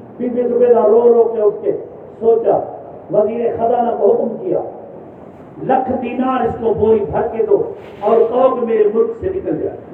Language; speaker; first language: Urdu; non-native, local second language; Sindhi